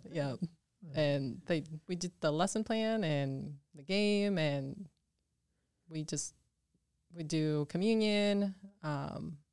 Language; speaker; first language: English; early bilingual, other home language; Spanish